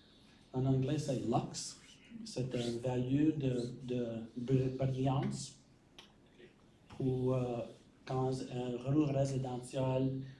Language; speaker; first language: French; non-native, learner; English